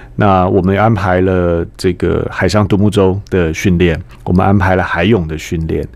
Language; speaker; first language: Chinese; native; Chinese